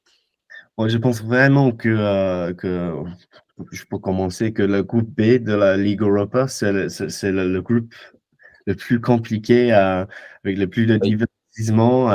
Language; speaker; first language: French; non-native, fluent; English